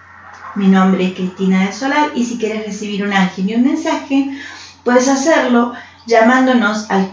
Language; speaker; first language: Spanish; native; Spanish